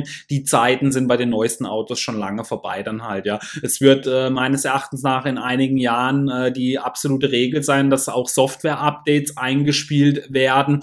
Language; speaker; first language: German; native; German